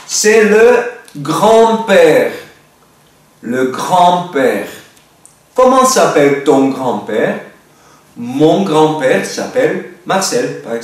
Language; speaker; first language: French; non-native, fluent; Spanish